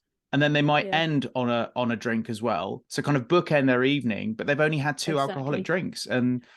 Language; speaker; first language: English; native; English